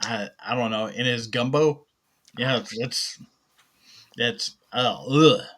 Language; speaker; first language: English; native; English